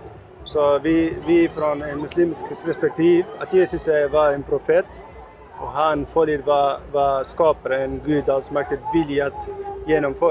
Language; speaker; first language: Swedish; non-native, learner; Arabic